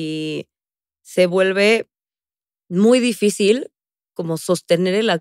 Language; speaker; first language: Spanish; native; Spanish